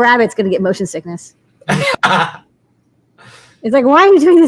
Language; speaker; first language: English; native; English